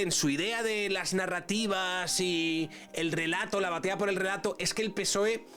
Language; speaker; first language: Spanish; native; Spanish